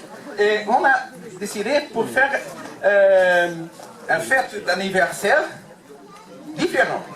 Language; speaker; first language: French; non-native, learner; Portuguese